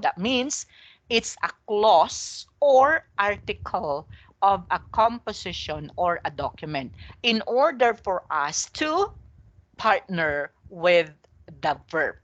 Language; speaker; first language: English; non-native, local second language; Filipino